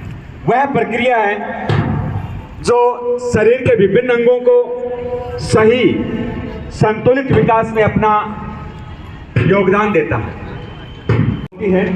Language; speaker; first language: Hindi; native; Hindi